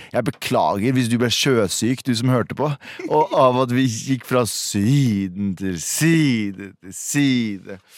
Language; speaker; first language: Norwegian; early bilingual, other home language; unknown